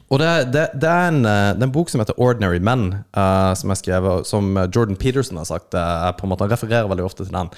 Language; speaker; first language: Norwegian; native; Norwegian